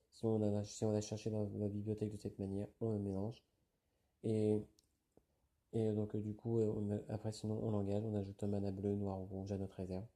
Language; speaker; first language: French; native; French